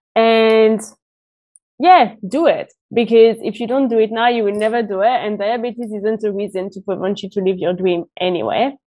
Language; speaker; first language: English; non-native, fluent; French